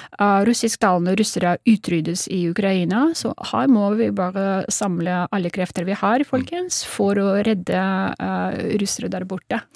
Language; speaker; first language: Norwegian; non-native, fluent; Russian